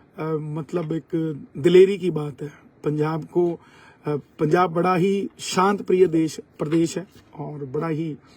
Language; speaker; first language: Hindi; native; Hindi